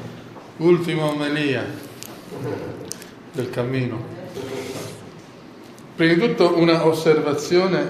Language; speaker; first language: Italian; native; Italian